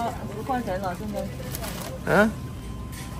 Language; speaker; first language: Chinese; non-native, local second language; Cantonese